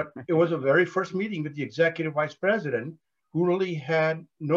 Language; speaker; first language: English; non-native, local second language; Gujarati